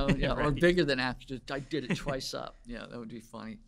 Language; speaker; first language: English; native; English